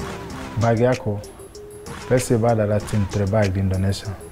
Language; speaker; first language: Indonesian; non-native, fluent; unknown